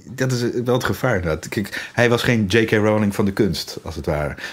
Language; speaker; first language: Dutch; native; Dutch